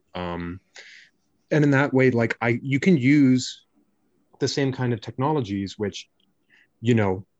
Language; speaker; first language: English; native; English